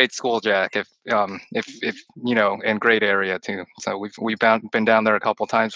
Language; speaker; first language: English; early bilingual, other home language; Chinese